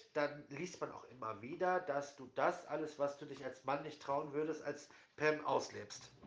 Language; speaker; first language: German; native; German